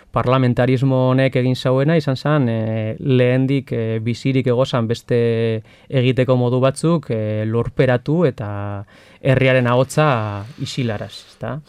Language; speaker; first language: Basque; non-native, local second language; Spanish